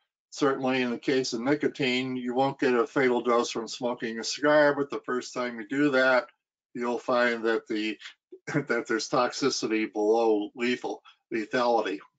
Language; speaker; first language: English; native; English